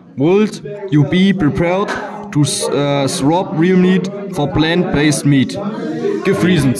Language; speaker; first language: English; non-native, learner; German